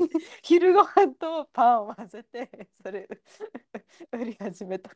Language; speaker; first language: Japanese; non-native, learner; English